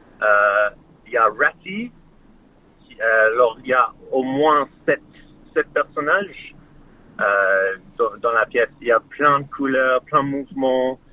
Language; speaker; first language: French; non-native, learner; English